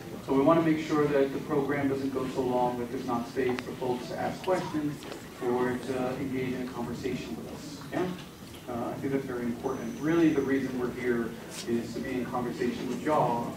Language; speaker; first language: English; early bilingual, other home language; Spanish